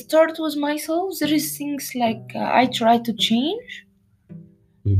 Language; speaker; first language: English; non-native, learner; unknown